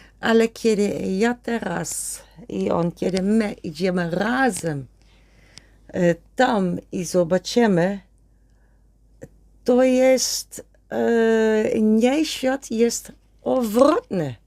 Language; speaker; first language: Polish; non-native, learner; Dutch